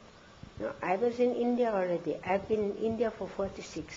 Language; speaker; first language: English; non-native, fluent; German